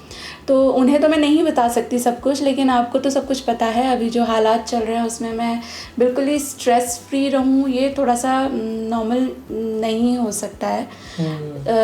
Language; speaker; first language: Hindi; native; Hindi